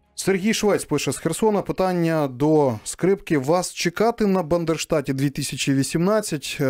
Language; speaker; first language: Ukrainian; native; Ukrainian